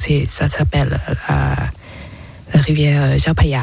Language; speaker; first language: French; non-native, learner; Thai